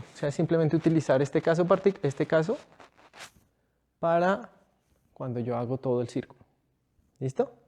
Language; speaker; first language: Spanish; native; Spanish